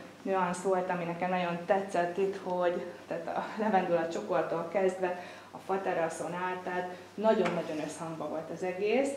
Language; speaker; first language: Hungarian; native; Hungarian